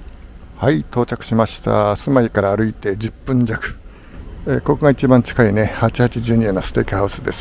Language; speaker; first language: Japanese; native; Japanese